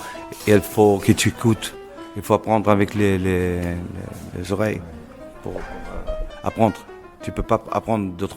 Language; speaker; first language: French; non-native, local second language; Arabic